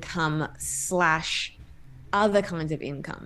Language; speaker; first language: English; native; English